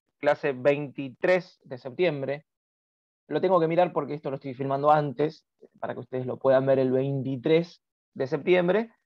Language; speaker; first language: Spanish; native; Spanish